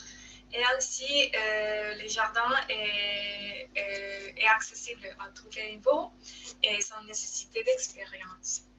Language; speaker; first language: French; non-native, learner; Spanish